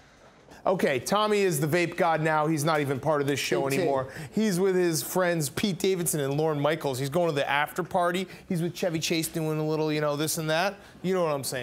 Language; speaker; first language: English; native; English